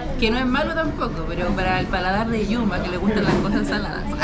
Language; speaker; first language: Spanish; native; Spanish